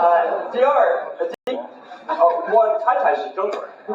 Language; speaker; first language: Chinese; non-native, fluent; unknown